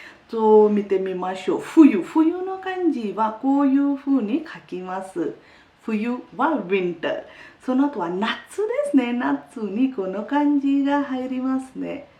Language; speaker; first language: Japanese; non-native, fluent; Hindi